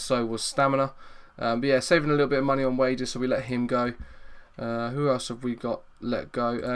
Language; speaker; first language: English; native; English